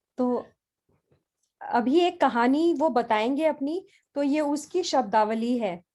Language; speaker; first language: Hindi; native; Hindi